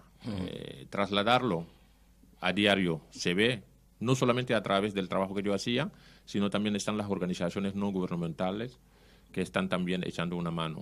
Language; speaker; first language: Spanish; non-native, fluent; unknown